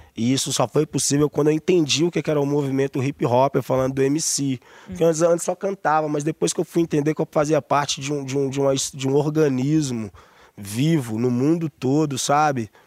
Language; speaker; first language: Portuguese; native; Portuguese